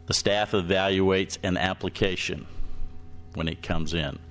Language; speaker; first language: English; native; English